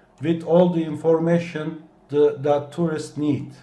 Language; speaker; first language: English; non-native, fluent; Turkish